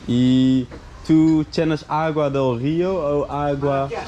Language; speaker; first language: Spanish; non-native, learner; Dutch